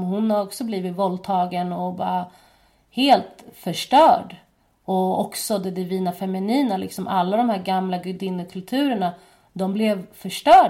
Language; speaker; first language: Swedish; native; Swedish